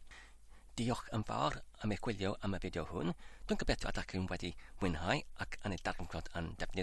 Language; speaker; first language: Welsh; non-native, learner; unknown